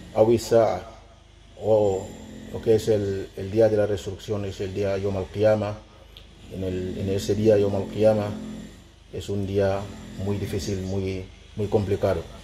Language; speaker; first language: Spanish; non-native, fluent; Mandingo